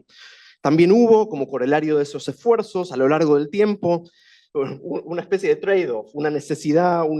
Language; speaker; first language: Spanish; native; Spanish